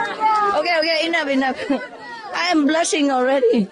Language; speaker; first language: English; non-native, fluent; Vietnamese